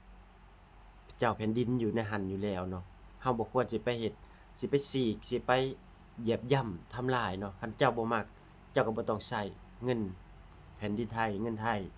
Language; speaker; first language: Thai; non-native, local second language; Lao